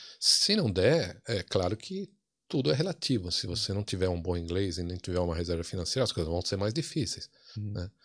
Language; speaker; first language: Portuguese; native; Portuguese